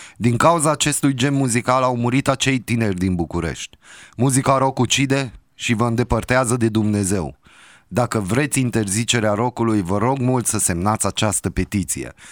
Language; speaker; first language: Romanian; native; Romanian